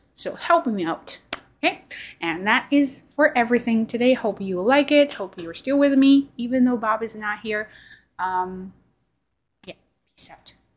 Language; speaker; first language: English; non-native, fluent; Chinese